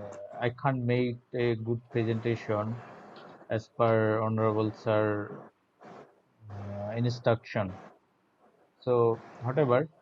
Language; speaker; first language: English; non-native, learner; Bangla